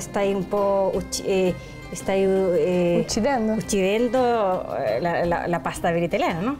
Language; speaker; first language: Italian; early bilingual, heritage; Spanish